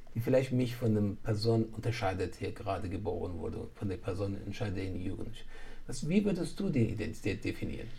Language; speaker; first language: German; non-native, fluent; Persian